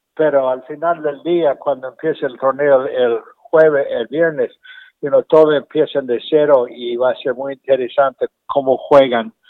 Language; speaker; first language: Spanish; native; Spanish